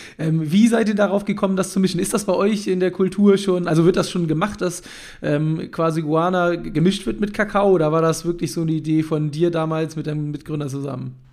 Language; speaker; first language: German; native; German